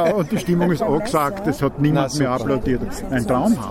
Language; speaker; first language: German; native; German